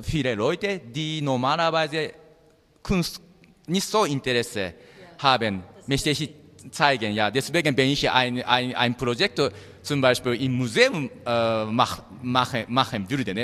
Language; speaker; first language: German; non-native, learner; Japanese